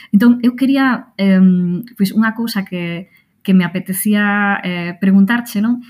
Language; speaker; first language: Galician; non-native, local second language; Spanish